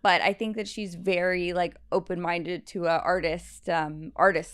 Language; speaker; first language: English; native; English